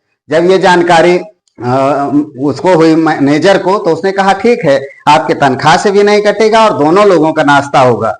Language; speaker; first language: Hindi; native; Hindi